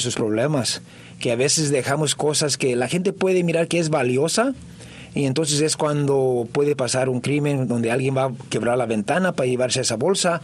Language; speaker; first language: Spanish; early bilingual, heritage; Spanish